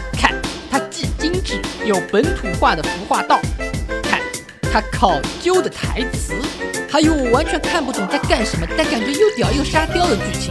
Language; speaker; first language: Chinese; native; Chinese